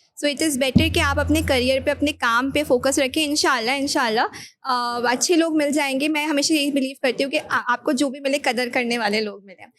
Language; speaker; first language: Urdu; native; Urdu